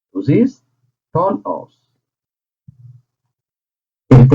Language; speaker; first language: German; non-native, fluent; Urdu